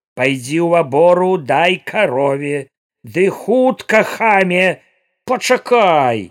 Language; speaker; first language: Belarusian; native; Belarusian